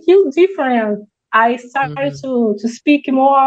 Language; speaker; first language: English; non-native, learner; Portuguese